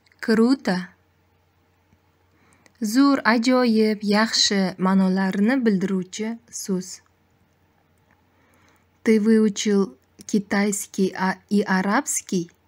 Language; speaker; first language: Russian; non-native, fluent; Uzbek